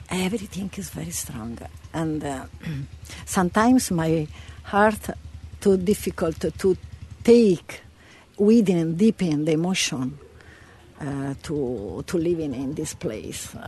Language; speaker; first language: English; non-native, learner; Italian